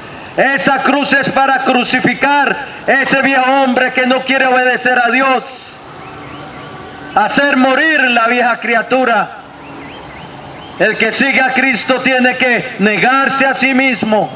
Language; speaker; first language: Spanish; native; Spanish